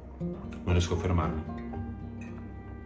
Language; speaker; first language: Italian; native; Italian